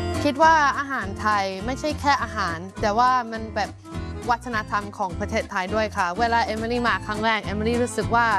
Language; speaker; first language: Thai; non-native, fluent; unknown